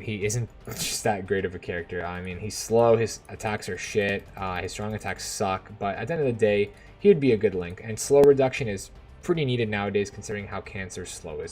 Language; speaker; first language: English; native; English